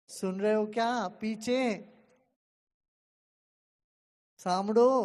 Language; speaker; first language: Hindi; non-native, local second language; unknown